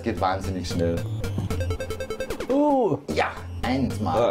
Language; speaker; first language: German; native; German